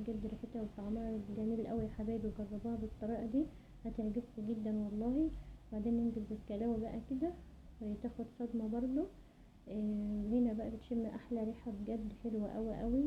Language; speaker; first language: Arabic; native; Arabic